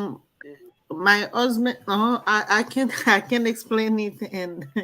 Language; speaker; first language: English; non-native, learner; French